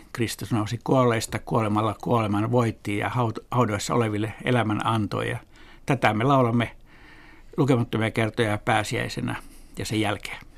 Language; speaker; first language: Finnish; native; Finnish